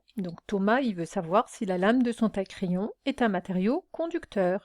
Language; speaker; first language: French; native; French